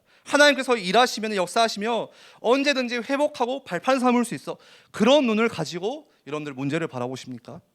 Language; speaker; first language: Korean; native; Korean